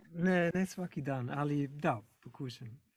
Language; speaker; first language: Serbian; non-native, learner; English